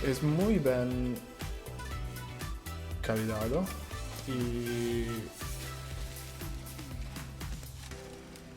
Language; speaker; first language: Spanish; non-native, learner; Italian